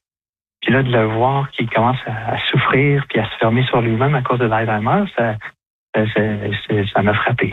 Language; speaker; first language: French; native; French